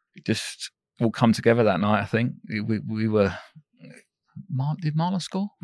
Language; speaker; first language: English; native; English